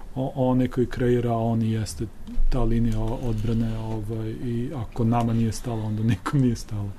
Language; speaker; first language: Serbian; native; Serbian